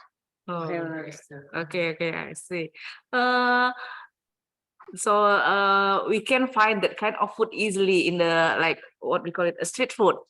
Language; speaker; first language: English; non-native, fluent; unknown